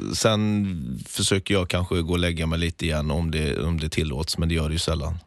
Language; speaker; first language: Swedish; native; Swedish